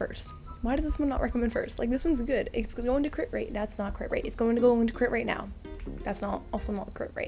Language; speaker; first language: English; native; English